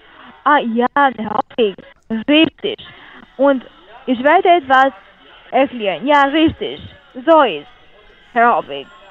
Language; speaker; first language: German; non-native, learner; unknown